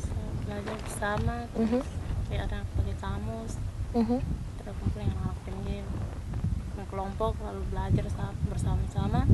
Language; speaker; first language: Indonesian; non-native, learner; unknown